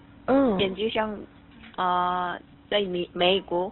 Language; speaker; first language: Chinese; non-native, learner; Korean